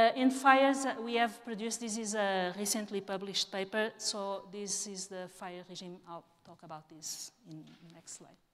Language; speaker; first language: English; non-native, fluent; Portuguese